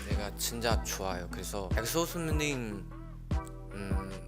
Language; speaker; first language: Korean; non-native, learner; Chinese